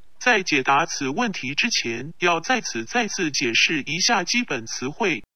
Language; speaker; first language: Chinese; non-native, local second language; Cantonese